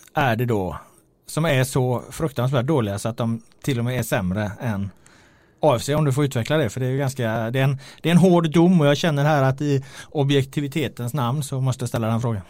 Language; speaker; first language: Swedish; native; Swedish